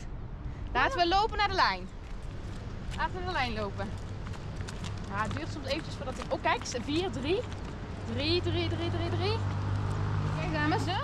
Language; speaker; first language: Dutch; native; Dutch